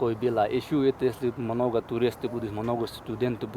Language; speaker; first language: Russian; non-native, learner; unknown